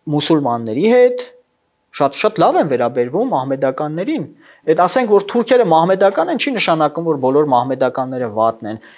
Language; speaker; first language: Armenian; native; Armenian